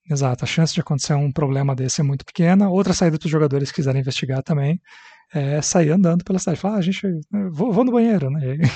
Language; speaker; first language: Portuguese; native; Portuguese